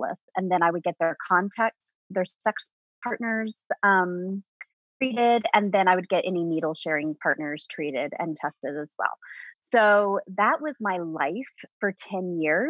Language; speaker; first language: English; native; English